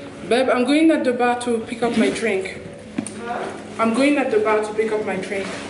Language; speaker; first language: English; non-native, fluent; French